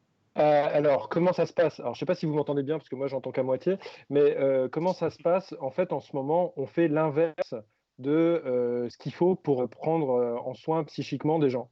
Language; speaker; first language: French; native; French